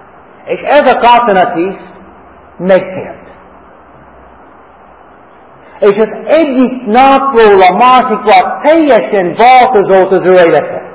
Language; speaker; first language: Hungarian; non-native, fluent; English